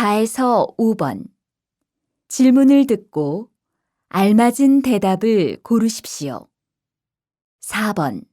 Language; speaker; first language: Korean; non-native, fluent; Indonesian